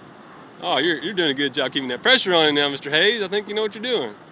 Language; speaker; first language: English; native; English